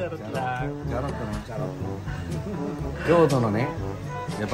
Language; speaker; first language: Japanese; native; Japanese